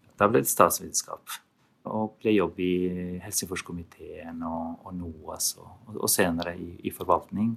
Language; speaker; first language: Norwegian; non-native, fluent; Albanian